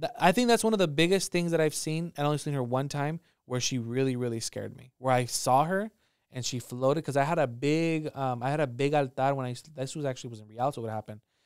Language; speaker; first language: English; early bilingual, other home language; Spanish